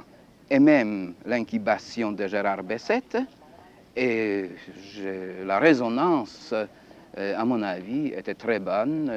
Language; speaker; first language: French; non-native, fluent; Polish